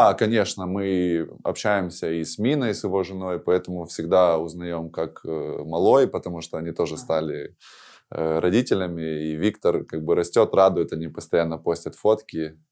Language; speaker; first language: Russian; native; Russian